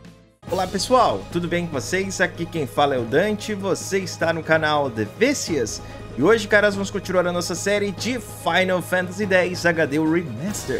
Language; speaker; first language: Portuguese; native; Portuguese